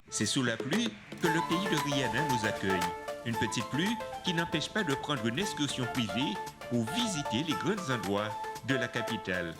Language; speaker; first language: French; native; French